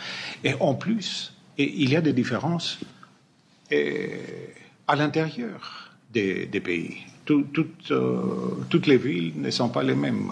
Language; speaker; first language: French; non-native, fluent; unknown